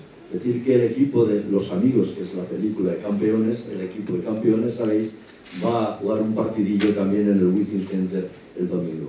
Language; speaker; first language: Spanish; native; Spanish